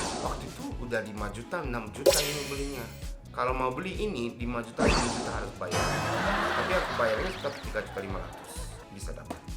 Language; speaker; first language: Indonesian; non-native, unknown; Japanese